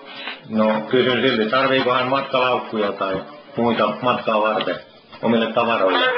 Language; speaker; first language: Finnish; native; Finnish